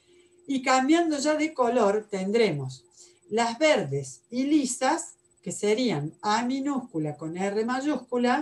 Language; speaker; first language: Spanish; native; Spanish